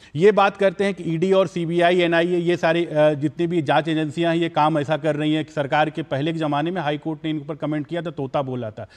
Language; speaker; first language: Hindi; native; Hindi